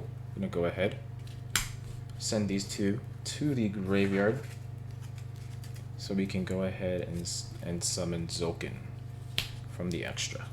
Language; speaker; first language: English; native; English